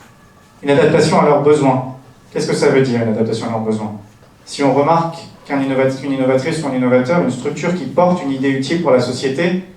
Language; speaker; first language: French; native; French